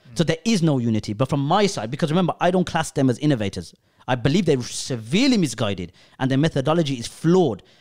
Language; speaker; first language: English; early bilingual, other home language; Urdu